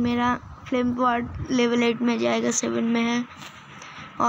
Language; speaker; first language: Hindi; non-native, local second language; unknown